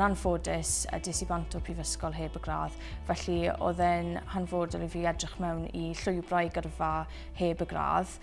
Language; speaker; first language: Welsh; non-native, local second language; English